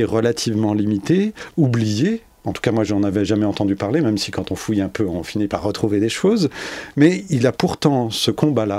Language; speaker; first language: French; native; French